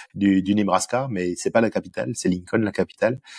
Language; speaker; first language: French; native; French